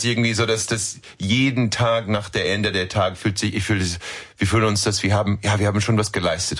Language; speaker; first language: German; non-native, fluent; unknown